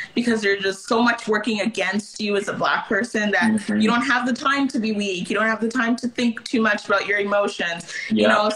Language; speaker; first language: English; early bilingual, other home language; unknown